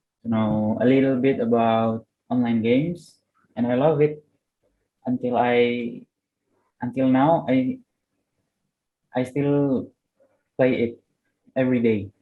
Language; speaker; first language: English; non-native, learner; Indonesian